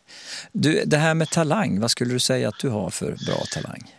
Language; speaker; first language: Swedish; native; Swedish